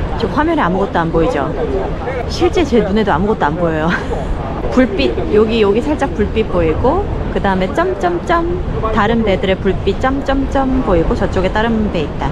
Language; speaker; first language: Korean; native; Korean